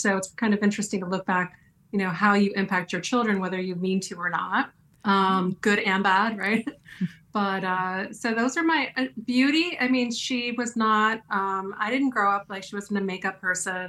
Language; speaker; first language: English; native; English